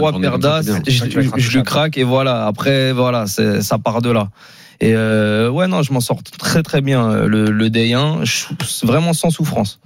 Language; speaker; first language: French; native; French